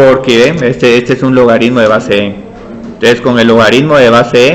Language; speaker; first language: Spanish; native; Spanish